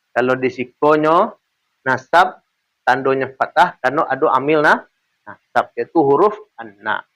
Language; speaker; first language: Malay; non-native, local second language; Minangkabau